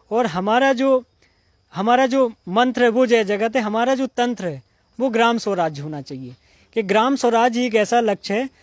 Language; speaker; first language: Hindi; native; Hindi